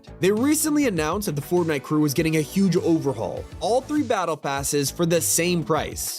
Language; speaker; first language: English; native; English